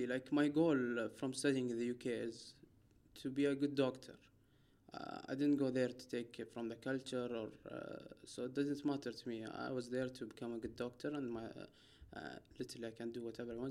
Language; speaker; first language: English; non-native, fluent; Arabic